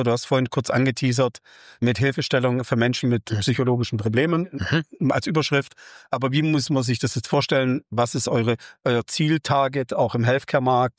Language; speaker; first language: German; native; German